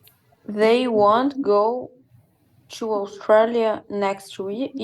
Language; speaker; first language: English; non-native, learner; Portuguese